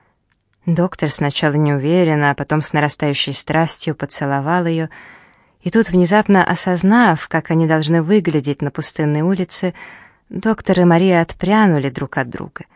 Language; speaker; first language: Russian; native; Russian